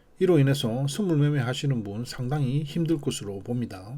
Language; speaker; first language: Korean; native; Korean